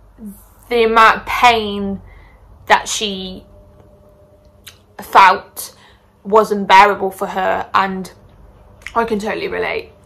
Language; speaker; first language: English; native; English